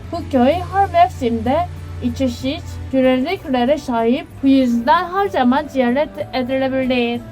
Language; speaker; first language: Turkish; non-native, learner; Korean